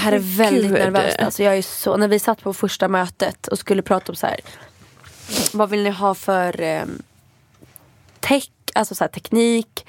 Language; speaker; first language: Swedish; native; Swedish